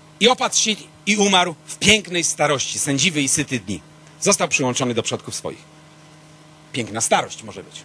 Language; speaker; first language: Polish; native; Polish